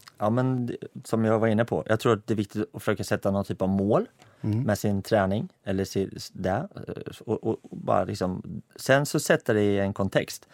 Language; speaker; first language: Swedish; native; Swedish